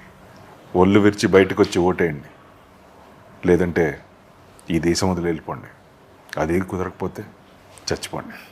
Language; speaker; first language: Telugu; native; Telugu